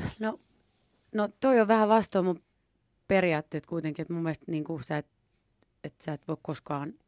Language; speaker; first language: Finnish; native; Finnish